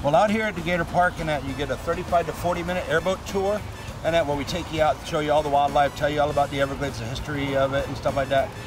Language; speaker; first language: English; native; English